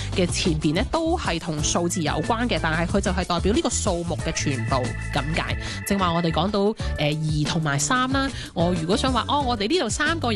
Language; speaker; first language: Cantonese; early bilingual, heritage; Cantonese